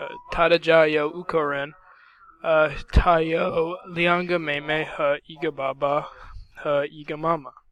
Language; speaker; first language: Chinese; non-native, learner; English